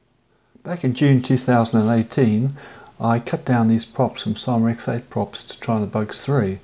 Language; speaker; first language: English; native; English